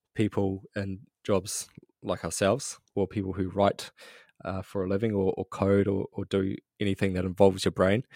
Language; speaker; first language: English; native; English